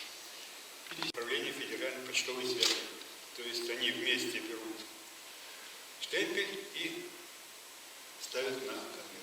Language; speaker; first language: Russian; native; Russian